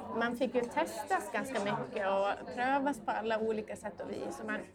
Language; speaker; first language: Swedish; native; Swedish